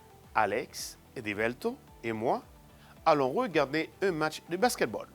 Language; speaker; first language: French; non-native, fluent; Spanish